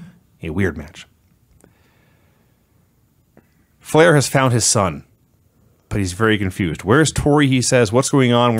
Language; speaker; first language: English; native; English